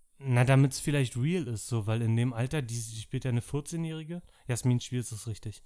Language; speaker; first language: German; native; German